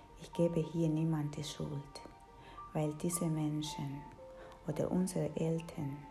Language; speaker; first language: German; non-native, fluent; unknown